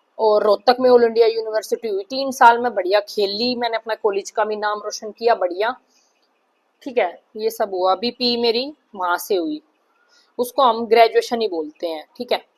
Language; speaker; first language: Hindi; native; Hindi